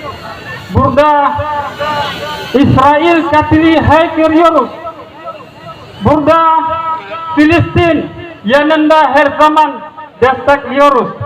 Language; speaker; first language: Turkish; non-native, learner; Indonesian